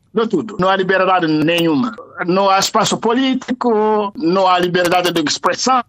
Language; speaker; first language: Portuguese; non-native, fluent; Kinyarwanda